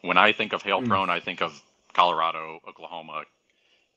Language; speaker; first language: English; native; English